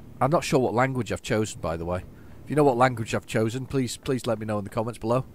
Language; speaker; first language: English; native; English